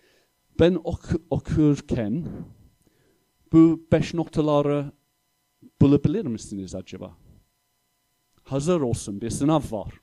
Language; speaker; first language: Turkish; non-native, fluent; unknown